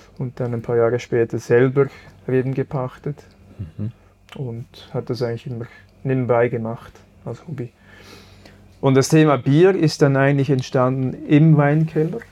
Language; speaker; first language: German; early bilingual, other home language; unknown